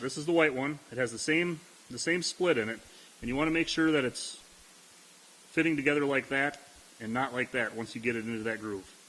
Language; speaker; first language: English; native; English